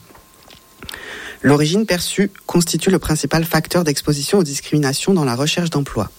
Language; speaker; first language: French; native; French